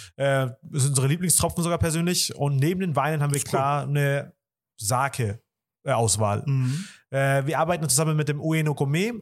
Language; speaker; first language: German; early bilingual, other home language; Vietnamese